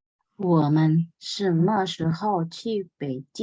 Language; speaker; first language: Chinese; non-native, learner; Indonesian